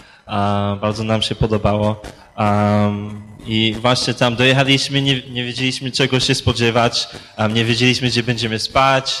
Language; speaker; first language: Polish; early bilingual, heritage; Polish